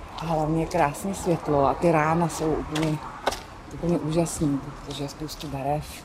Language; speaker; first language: Czech; native; Czech